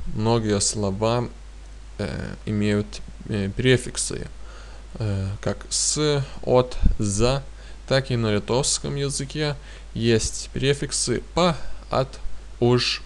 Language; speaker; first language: Russian; non-native, fluent; Lithuanian